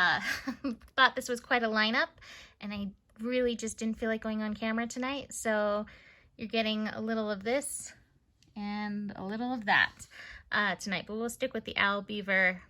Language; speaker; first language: English; native; English